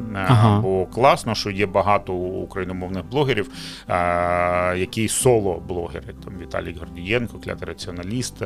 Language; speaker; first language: Ukrainian; non-native, local second language; Russian